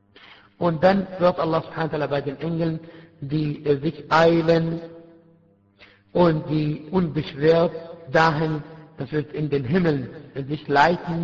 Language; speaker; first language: German; non-native, fluent; Arabic